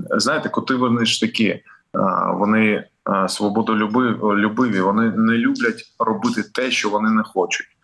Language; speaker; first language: Ukrainian; non-native, local second language; Russian